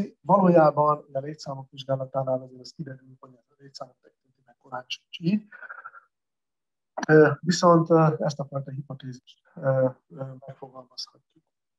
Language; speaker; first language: Hungarian; native; Hungarian